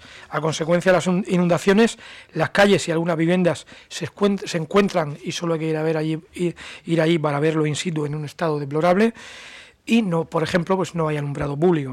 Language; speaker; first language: Spanish; native; Spanish